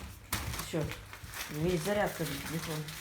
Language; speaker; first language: Russian; native; Russian